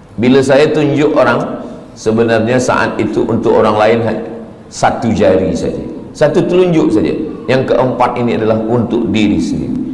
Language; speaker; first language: Malay; native; Malay